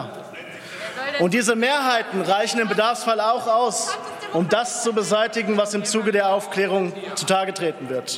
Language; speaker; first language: German; native; German